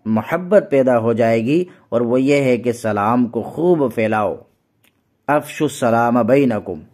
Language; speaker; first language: Urdu; native; Urdu